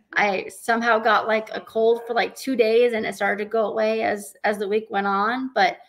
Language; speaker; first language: English; native; English